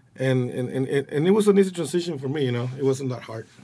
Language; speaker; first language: English; non-native, fluent; Spanish